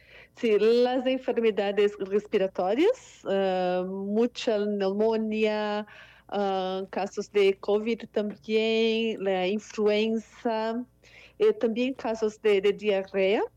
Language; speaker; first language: Spanish; non-native, fluent; Portuguese